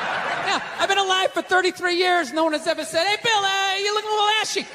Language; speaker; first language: English; native; English